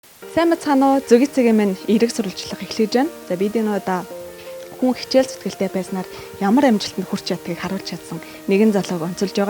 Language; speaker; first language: Mongolian; native; Mongolian